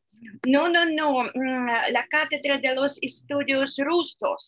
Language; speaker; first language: Spanish; non-native, fluent; Russian